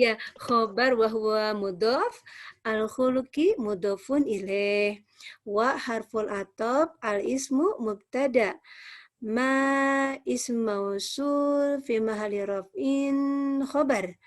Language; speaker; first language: Arabic; non-native, learner; Indonesian